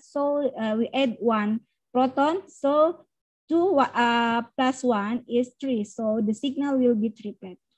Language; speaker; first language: English; non-native, learner; Indonesian